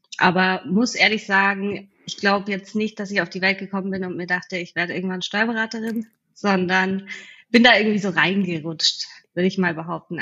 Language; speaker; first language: German; native; German